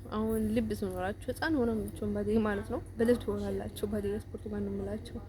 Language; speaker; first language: Amharic; native; Amharic